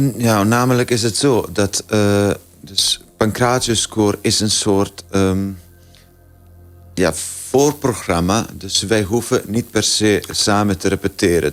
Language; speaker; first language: Dutch; non-native, fluent; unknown